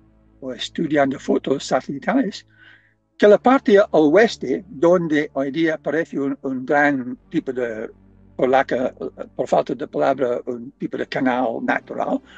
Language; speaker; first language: Spanish; non-native, fluent; English